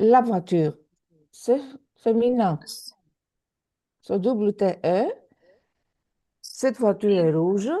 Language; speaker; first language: French; non-native, fluent; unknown